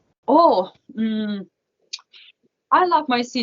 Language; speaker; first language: English; non-native, fluent; Russian